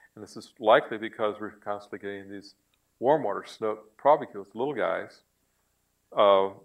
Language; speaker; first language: English; native; English